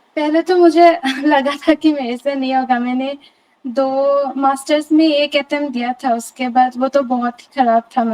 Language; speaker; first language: Hindi; non-native, local second language; Assamese